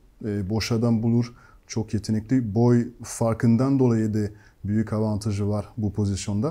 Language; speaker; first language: Turkish; non-native, fluent; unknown